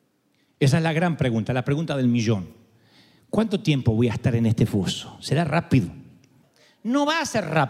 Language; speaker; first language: Spanish; native; Spanish